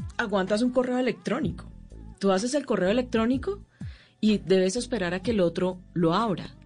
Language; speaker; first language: Spanish; native; Spanish